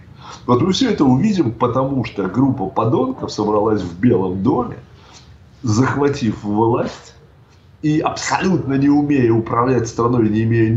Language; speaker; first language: Russian; native; Russian